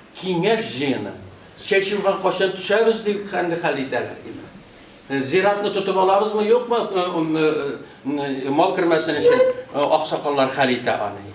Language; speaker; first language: Tatar; native; Tatar